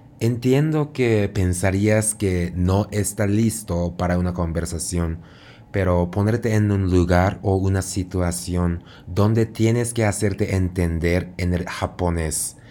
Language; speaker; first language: Spanish; non-native, fluent; Japanese